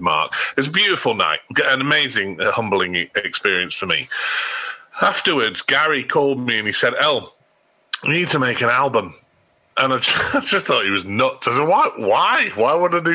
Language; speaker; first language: English; native; English